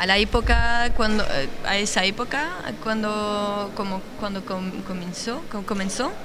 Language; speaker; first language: Spanish; non-native, learner; French